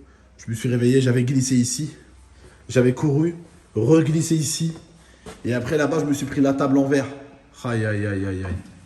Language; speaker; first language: French; native; French